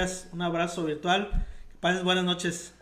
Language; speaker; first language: Spanish; native; Spanish